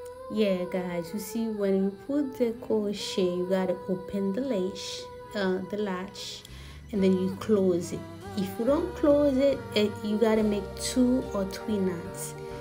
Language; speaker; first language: English; non-native, fluent; Haitian Creole